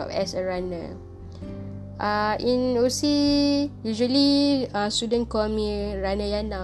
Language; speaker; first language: English; non-native, local second language; Malay